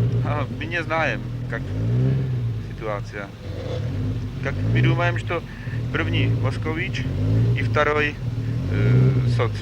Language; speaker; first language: Russian; non-native, learner; Czech